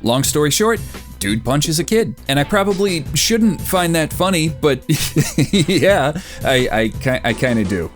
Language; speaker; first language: English; native; English